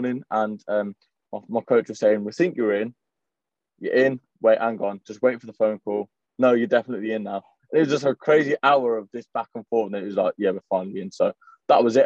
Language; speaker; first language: English; native; English